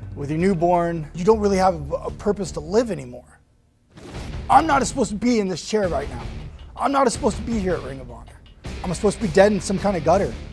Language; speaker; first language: English; native; English